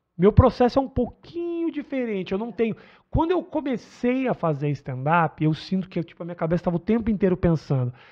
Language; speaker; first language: Portuguese; native; Portuguese